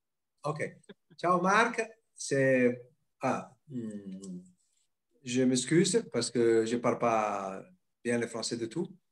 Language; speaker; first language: French; non-native, fluent; Italian